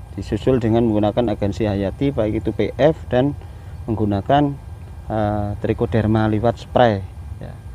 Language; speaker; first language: Indonesian; non-native, local second language; Javanese